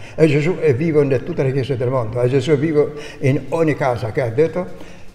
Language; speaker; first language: Italian; non-native, fluent; Albanian